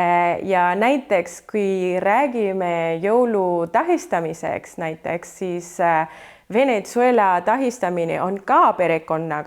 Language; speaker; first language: Estonian; non-native, fluent; Spanish